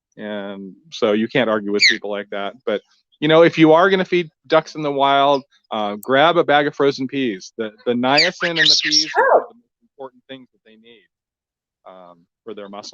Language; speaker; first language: English; native; English